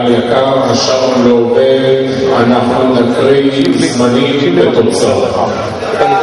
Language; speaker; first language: Hebrew; native; Hebrew